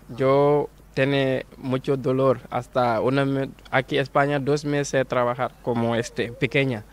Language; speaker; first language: Spanish; non-native, learner; Wolof